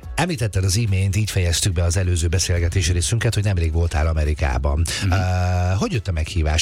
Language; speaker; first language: Hungarian; native; Hungarian